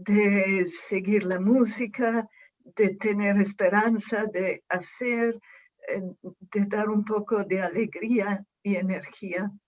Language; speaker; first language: Spanish; non-native, fluent; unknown